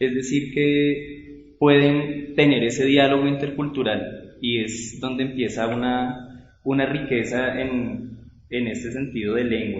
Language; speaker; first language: Spanish; native; Spanish